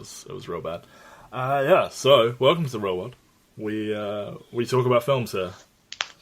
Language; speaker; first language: English; native; English